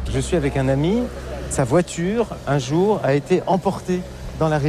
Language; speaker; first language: French; native; French